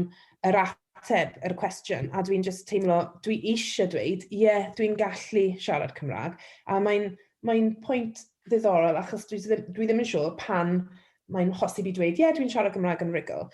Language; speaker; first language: Welsh; non-native, local second language; English